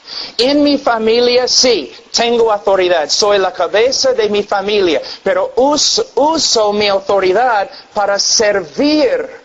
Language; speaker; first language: Spanish; non-native, fluent; English